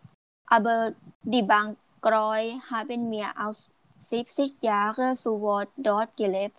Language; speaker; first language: German; non-native, learner; Thai